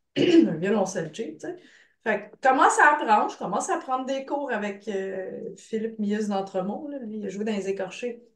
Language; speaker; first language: French; native; French